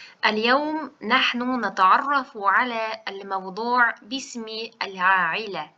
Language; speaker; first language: Arabic; non-native, fluent; Uzbek